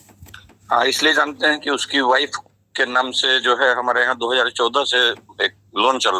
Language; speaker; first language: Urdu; non-native, local second language; Bhojpuri